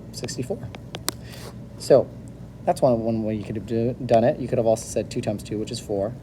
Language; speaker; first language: English; native; English